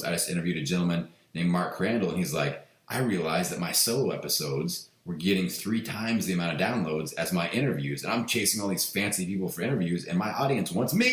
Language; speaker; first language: English; native; English